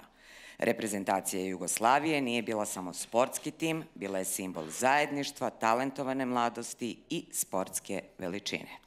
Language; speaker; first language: Serbian; native; Serbian